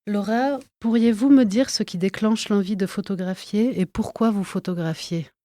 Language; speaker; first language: French; native; French